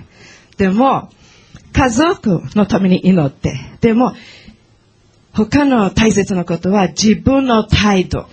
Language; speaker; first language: Japanese; non-native, learner; Portuguese